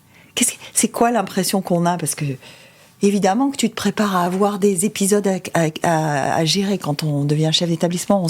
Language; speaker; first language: French; native; French